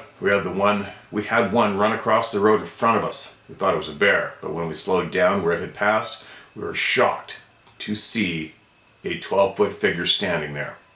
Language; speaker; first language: English; native; English